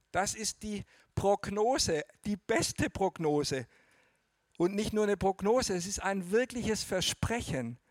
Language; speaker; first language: German; native; German